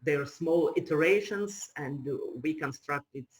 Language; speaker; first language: English; non-native, fluent; Ukrainian